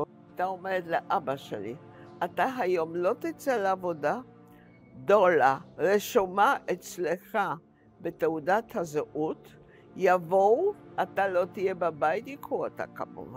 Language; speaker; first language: Hebrew; non-native, fluent; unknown